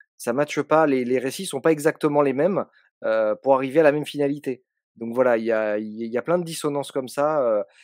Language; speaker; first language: French; native; French